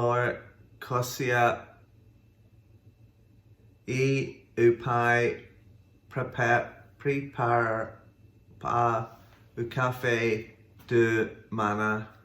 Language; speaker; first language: Portuguese; non-native, learner; English